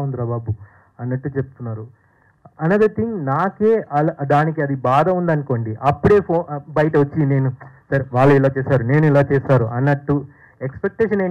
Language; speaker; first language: Telugu; non-native, fluent; Tamil